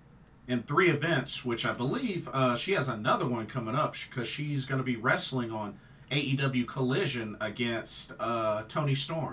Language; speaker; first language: English; native; English